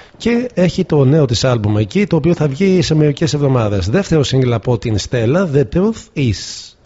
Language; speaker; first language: Greek; native; Greek